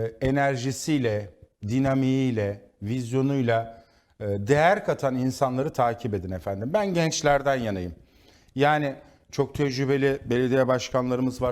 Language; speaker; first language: Turkish; native; Turkish